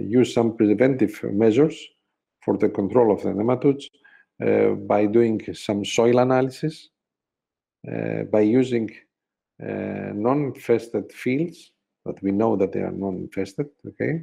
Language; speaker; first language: English; non-native, fluent; Greek